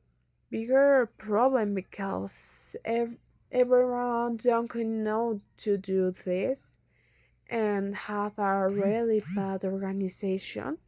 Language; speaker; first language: English; non-native, learner; Spanish